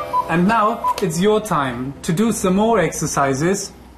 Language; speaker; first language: English; non-native, fluent; German